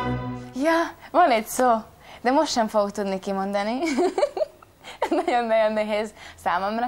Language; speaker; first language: Hungarian; non-native, fluent; Latvian